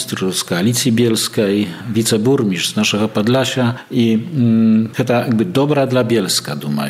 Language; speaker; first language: Polish; non-native, local second language; Belarusian